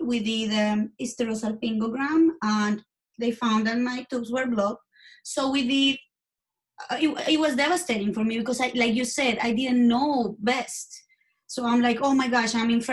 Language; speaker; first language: English; non-native, fluent; Spanish